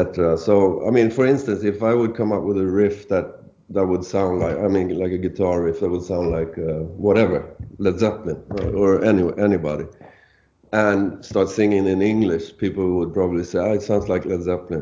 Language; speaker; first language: English; non-native, fluent; Swedish